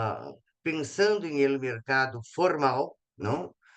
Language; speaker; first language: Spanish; non-native, fluent; Portuguese